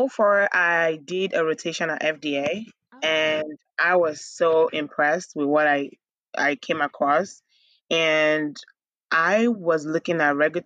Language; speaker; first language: English; non-native, local second language; Igbo